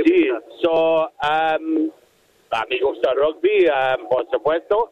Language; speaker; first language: Spanish; non-native, learner; English